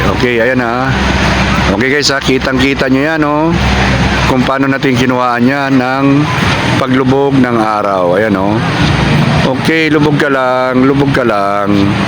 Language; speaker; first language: Filipino; non-native, local second language; Cebuano